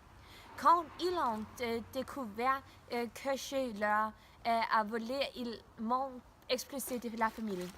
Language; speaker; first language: French; non-native, learner; Danish